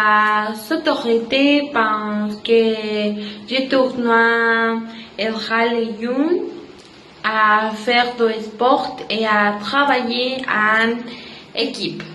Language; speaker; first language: French; non-native, learner; Spanish